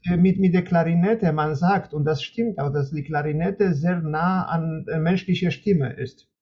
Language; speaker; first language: German; non-native, fluent; Polish